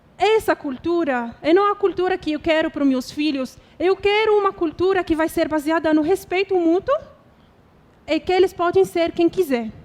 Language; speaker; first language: Portuguese; non-native, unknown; Arabic